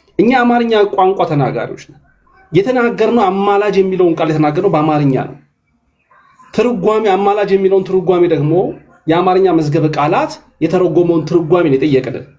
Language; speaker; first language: Amharic; native; Amharic